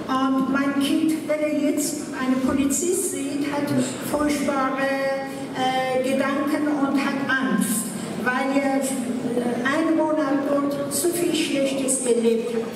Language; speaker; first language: German; non-native, fluent; Persian